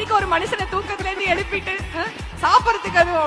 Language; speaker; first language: Tamil; native; Tamil